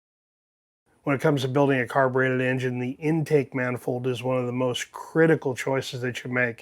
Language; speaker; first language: English; native; English